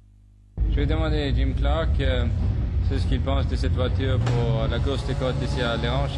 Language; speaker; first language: French; non-native, fluent; Swedish